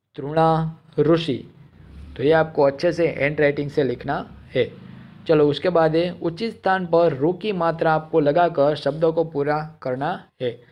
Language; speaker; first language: Hindi; non-native, local second language; Gujarati